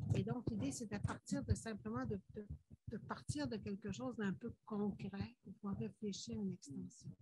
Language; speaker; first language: French; native; French